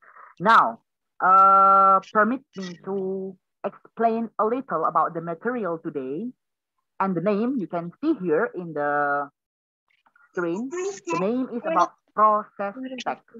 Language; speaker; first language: English; non-native, learner; Indonesian